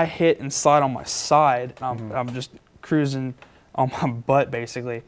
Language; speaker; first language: English; native; English